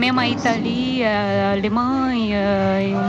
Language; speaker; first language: French; non-native, learner; Portuguese